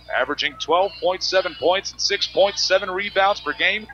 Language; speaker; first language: English; native; English